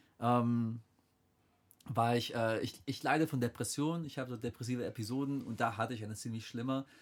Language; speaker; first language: German; non-native, fluent; English